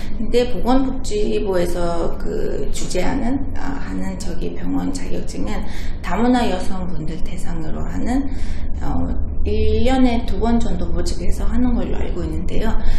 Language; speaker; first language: Korean; non-native, fluent; Mongolian